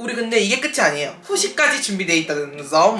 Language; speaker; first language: Korean; native; Korean